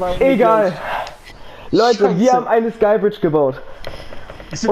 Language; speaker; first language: German; native; German